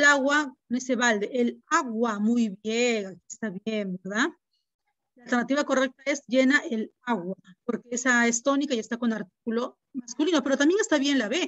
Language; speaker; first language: Spanish; native; Spanish